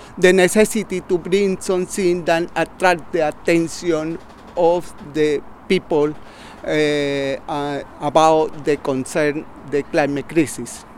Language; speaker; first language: English; non-native, learner; Spanish